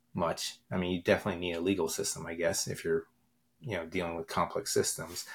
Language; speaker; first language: English; native; English